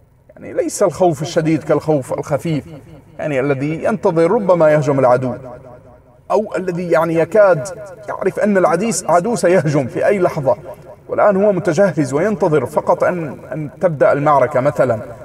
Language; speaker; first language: Arabic; native; Arabic